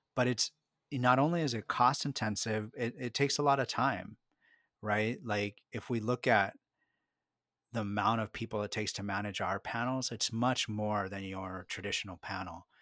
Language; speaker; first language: English; early bilingual, other home language; Spanish